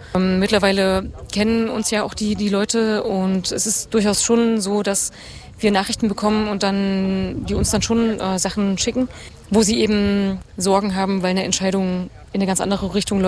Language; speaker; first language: German; native; German